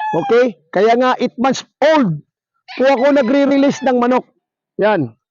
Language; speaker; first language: Filipino; non-native, local second language; Surigaonon